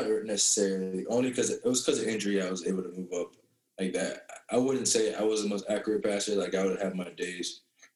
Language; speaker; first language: English; native; English